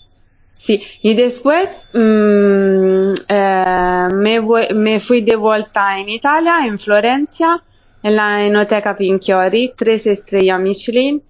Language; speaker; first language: Spanish; non-native, fluent; Italian